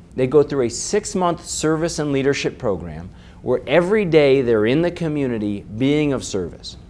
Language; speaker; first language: English; native; English